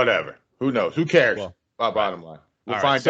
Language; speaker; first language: English; native; English